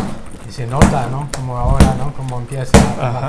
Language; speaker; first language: Spanish; non-native, fluent; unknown